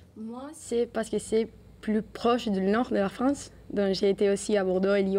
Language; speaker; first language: French; non-native, learner; Spanish